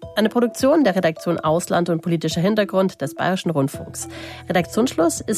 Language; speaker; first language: German; native; German